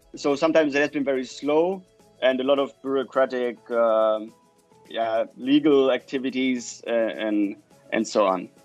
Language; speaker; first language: English; non-native, fluent; German